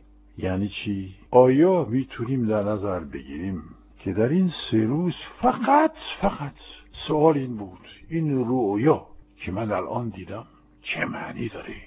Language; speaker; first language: Persian; non-native, fluent; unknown